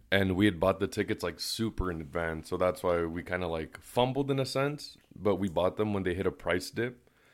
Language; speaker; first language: English; early bilingual, other home language; Spanish